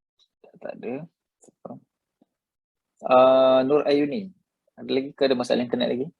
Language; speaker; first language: Malay; native; Malay